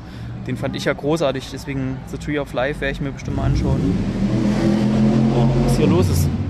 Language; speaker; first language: German; native; German